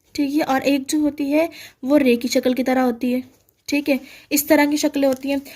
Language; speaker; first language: Urdu; native; Urdu